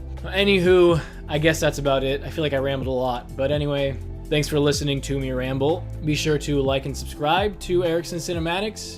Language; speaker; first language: English; native; English